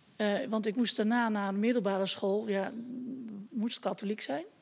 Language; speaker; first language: Dutch; native; Dutch